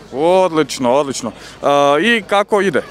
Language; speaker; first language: Croatian; native; Croatian